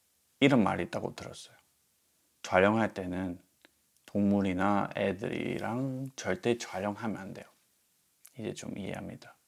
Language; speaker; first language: Korean; non-native, fluent; English